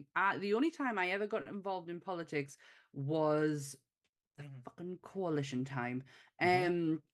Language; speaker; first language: English; native; English